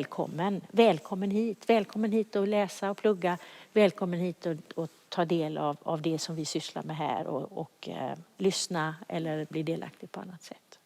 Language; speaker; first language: Swedish; native; Swedish